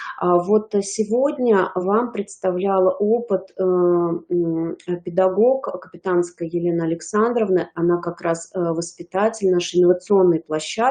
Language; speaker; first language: Russian; native; Russian